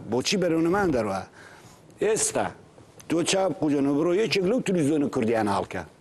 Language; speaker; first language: Central Kurdish; native; Central Kurdish